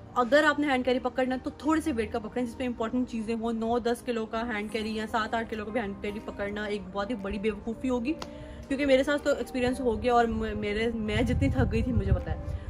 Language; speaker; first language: Urdu; native; Urdu